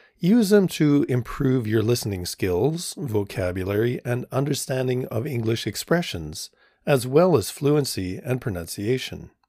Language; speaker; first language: English; native; English